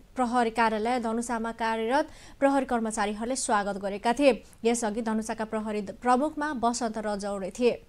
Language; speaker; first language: Nepali; non-native, local second language; Maithili